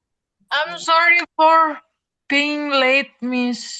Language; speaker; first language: English; non-native, learner; Indonesian